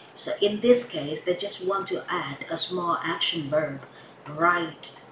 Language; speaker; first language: English; non-native, fluent; Vietnamese